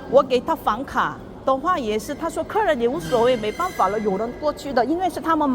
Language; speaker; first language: Chinese; non-native, fluent; Korean